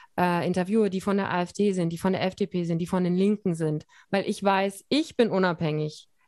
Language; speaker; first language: German; native; German